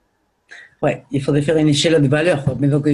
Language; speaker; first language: French; native; French